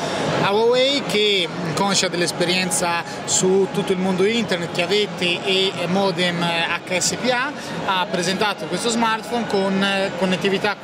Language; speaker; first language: Italian; native; Italian